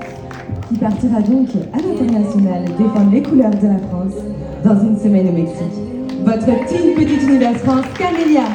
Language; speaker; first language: French; native; French